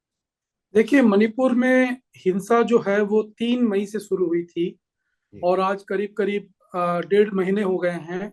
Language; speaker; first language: Hindi; native; Hindi